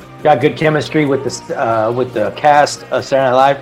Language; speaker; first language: English; native; English